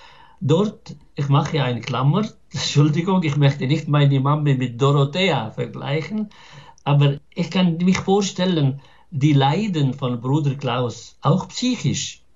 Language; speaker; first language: German; non-native, fluent; Arabic